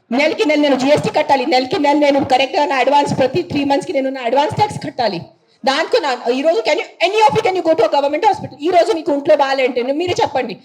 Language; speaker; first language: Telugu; non-native, fluent; Marathi